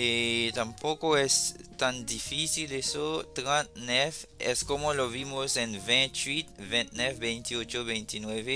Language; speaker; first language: Spanish; non-native, fluent; Haitian Creole